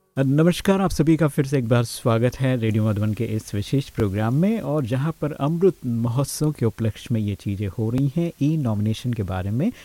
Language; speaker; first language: Hindi; native; Hindi